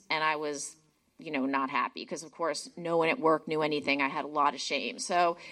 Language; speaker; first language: English; native; English